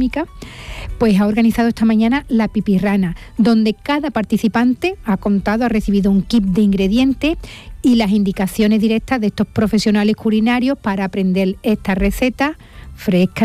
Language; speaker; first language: Spanish; native; Spanish